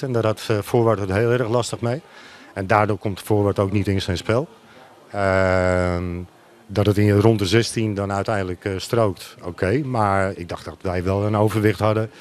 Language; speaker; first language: Dutch; native; Dutch